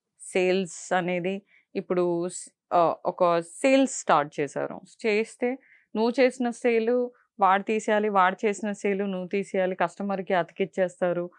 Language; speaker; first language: Telugu; non-native, local second language; Tamil